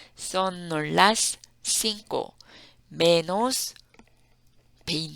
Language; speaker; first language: Spanish; non-native, fluent; Korean